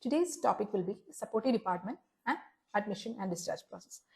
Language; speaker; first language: English; non-native, local second language; Malayalam